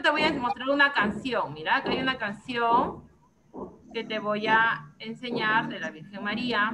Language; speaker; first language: Spanish; native; Spanish